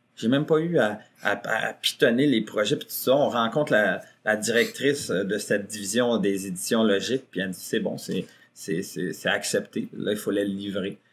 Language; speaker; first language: French; native; French